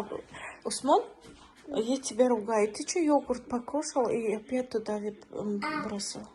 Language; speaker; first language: Russian; non-native, local second language; Tajik